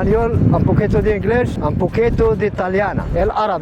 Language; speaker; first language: Spanish; non-native, learner; Arabic